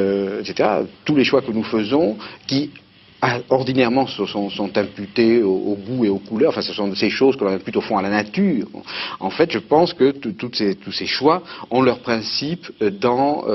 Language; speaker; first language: French; native; French